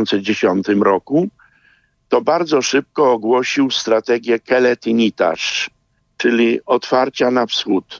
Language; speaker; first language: Polish; native; Polish